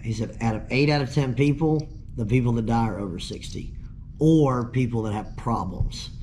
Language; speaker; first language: English; native; English